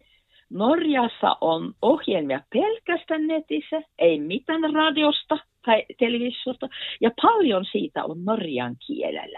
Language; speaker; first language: Finnish; non-native, fluent; Norwegian